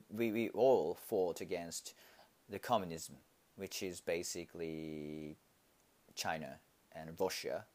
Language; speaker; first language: English; non-native, fluent; Japanese